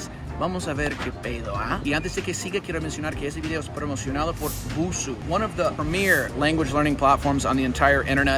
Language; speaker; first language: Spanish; non-native, fluent; English